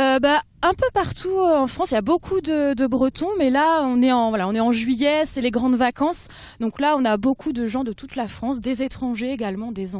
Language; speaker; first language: French; native; French